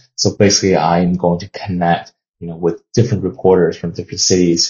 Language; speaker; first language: English; non-native, fluent; Chinese